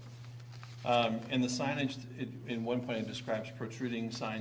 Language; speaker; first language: English; native; English